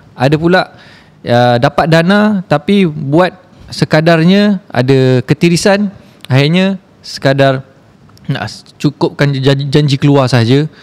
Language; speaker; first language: Malay; native; Malay